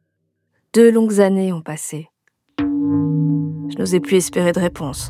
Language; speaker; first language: French; native; French